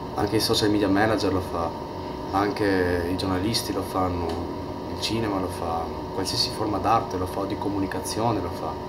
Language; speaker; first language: Italian; non-native, fluent; Albanian